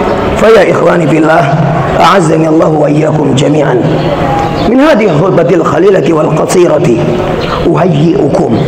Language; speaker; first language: Arabic; non-native, fluent; Indonesian